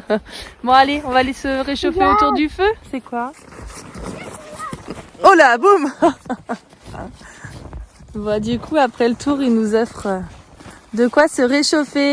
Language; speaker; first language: French; native; French